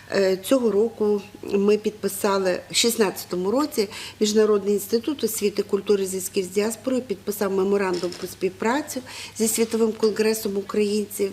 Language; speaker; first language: Ukrainian; native; Ukrainian